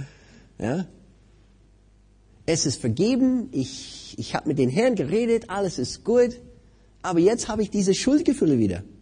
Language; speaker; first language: German; non-native, fluent; English